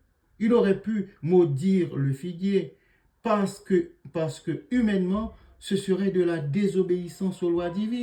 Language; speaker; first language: French; native; French